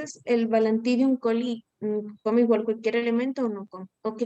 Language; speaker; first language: Spanish; native; Spanish